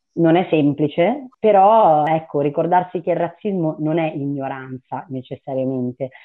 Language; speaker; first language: Italian; early bilingual, other home language; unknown